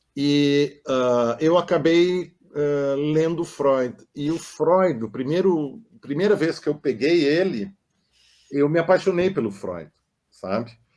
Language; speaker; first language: Portuguese; non-native, local second language; German